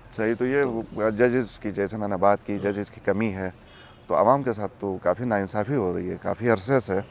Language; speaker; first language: Urdu; non-native, local second language; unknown